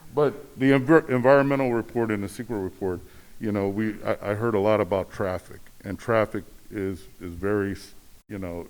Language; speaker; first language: English; native; English